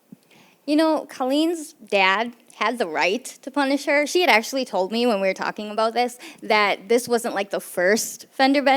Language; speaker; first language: English; native; English